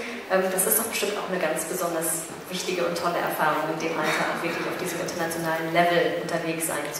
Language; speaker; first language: German; native; German